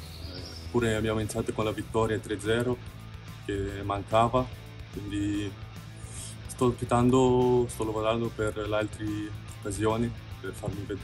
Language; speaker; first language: Italian; non-native, fluent; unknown